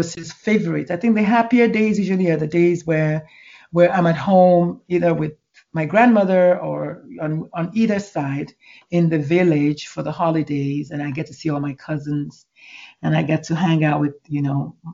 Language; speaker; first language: English; non-native, local second language; Igbo